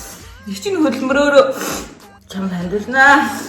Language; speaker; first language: Mongolian; native; Mongolian